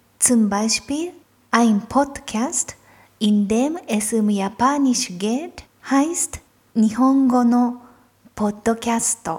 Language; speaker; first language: German; non-native, fluent; Japanese